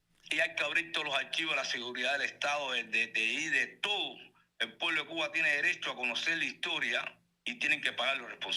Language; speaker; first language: Spanish; native; Spanish